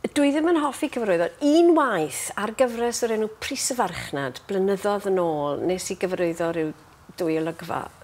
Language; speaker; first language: Welsh; native; Welsh